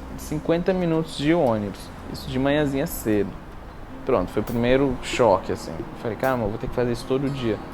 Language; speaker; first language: Portuguese; non-native, local second language; Kabuverdianu